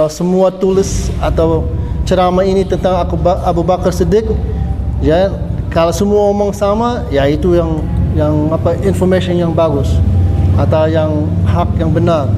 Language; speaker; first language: Indonesian; non-native, fluent; English